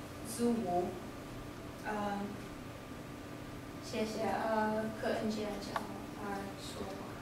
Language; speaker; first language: Chinese; non-native, learner; English